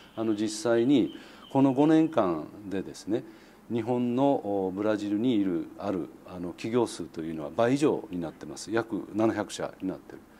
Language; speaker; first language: Japanese; native; Japanese